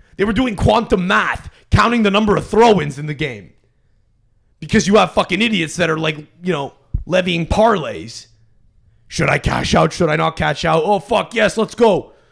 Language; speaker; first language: English; native; English